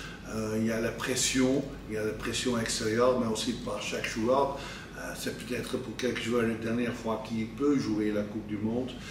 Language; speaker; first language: French; non-native, fluent; Dutch